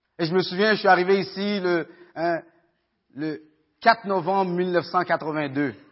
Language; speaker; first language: French; early bilingual, other home language; Haitian Creole